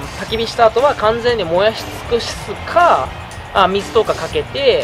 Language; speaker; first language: Japanese; native; Japanese